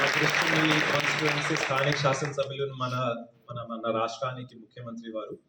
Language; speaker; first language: Telugu; non-native, fluent; Hindi